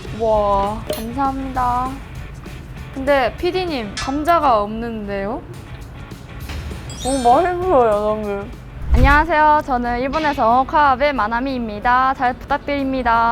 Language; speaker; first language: Korean; early bilingual, heritage; Japanese